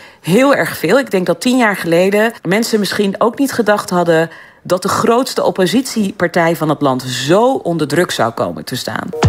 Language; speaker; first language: Dutch; early bilingual, other home language; Turkish